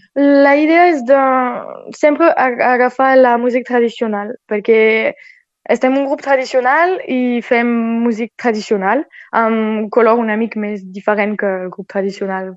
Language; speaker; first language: Catalan; non-native, local second language; French